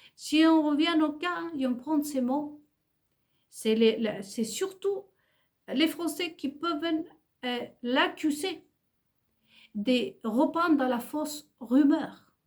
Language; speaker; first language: French; non-native, fluent; Spanish